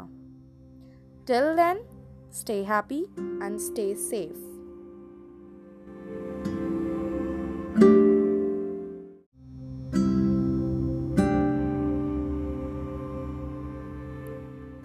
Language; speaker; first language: English; non-native, local second language; Hindi